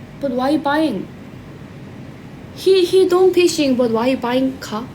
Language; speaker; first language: English; non-native, learner; Thai